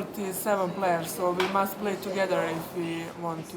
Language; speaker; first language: English; non-native, fluent; Serbian